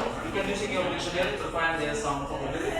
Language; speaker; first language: English; non-native, learner; Indonesian